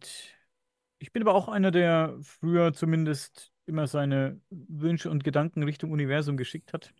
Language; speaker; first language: German; native; German